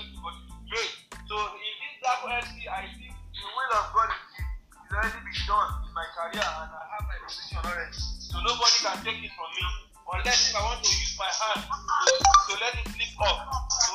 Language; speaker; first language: English; non-native, local second language; Yoruba